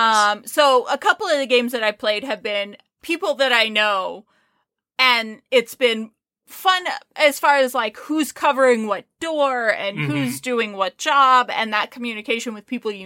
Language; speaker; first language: English; native; English